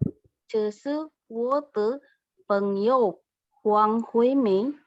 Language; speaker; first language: Chinese; non-native, learner; Indonesian